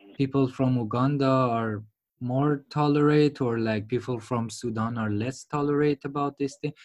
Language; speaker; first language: English; non-native, fluent; Persian